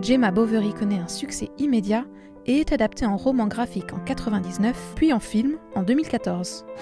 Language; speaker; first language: French; native; French